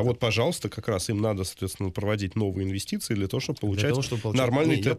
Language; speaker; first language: Russian; native; Russian